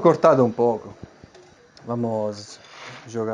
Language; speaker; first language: Portuguese; non-native, fluent; Italian